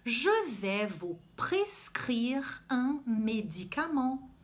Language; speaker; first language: French; non-native, fluent; Portuguese